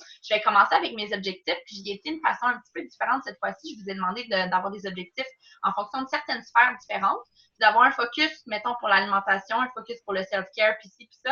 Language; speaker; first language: French; native; French